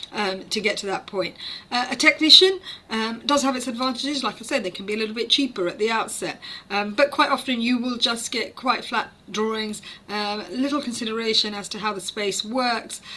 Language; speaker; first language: English; native; English